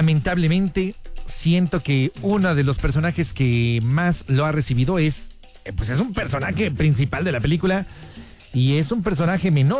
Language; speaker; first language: Spanish; native; Spanish